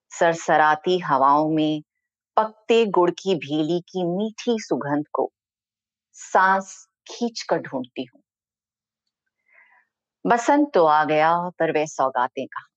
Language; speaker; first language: Hindi; native; Hindi